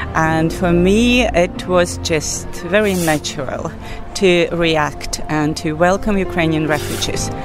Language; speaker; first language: English; non-native, fluent; Belarusian